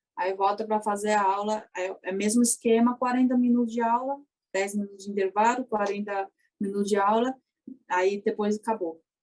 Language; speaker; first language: Portuguese; early bilingual, other home language; Chinese